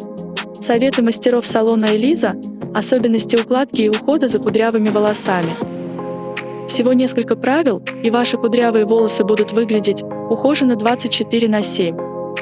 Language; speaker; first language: Russian; native; Russian